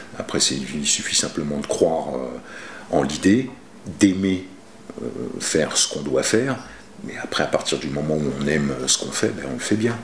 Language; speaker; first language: French; native; French